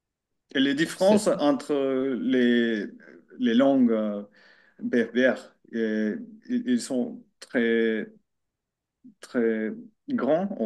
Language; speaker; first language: French; non-native, learner; Finnish